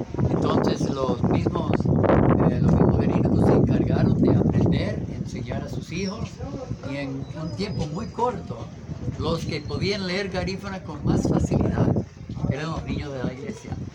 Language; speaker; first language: Spanish; non-native, fluent; English